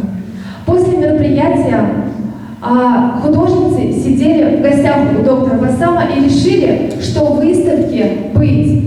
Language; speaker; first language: Russian; native; Russian